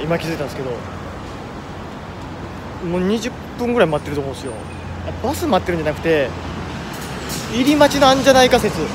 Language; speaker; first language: Japanese; native; Japanese